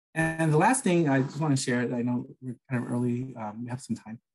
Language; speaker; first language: English; non-native, fluent; Korean